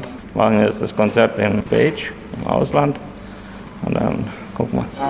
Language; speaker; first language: German; non-native, local second language; Romanian